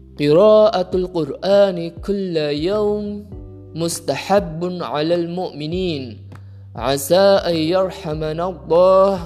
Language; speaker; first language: Arabic; non-native, learner; Indonesian